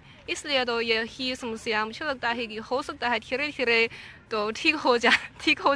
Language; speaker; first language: Hindi; non-native, fluent; Chinese